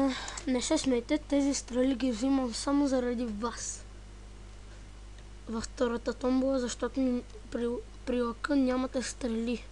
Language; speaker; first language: Bulgarian; native; Bulgarian